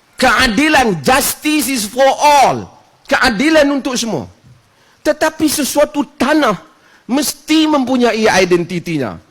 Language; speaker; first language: Malay; native; Malay